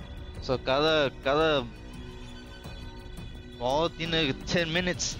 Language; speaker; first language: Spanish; early bilingual, heritage; English